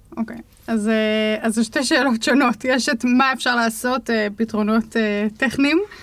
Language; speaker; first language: Hebrew; native; Hebrew